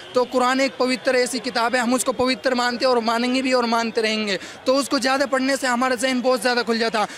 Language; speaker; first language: Hindi; native; Hindi